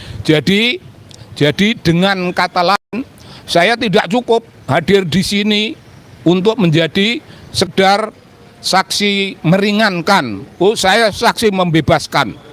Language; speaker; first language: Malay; non-native, local second language; Javanese